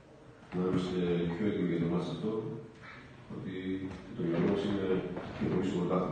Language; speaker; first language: Greek; non-native, learner; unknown